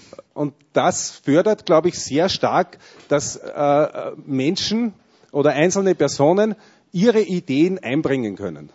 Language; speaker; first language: German; native; German